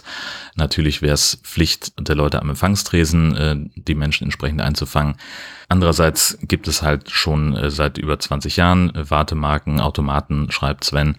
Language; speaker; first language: German; native; German